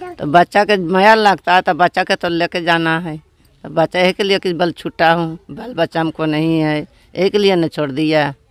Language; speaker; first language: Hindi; native; Hindi